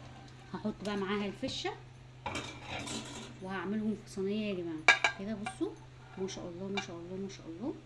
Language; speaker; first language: Arabic; native; Arabic